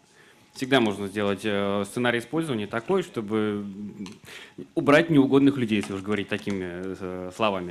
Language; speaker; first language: Russian; native; Russian